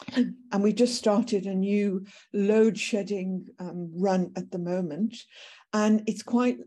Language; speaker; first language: English; native; English